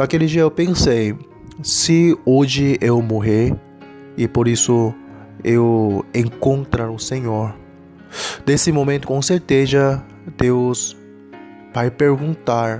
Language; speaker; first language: Portuguese; non-native, learner; Korean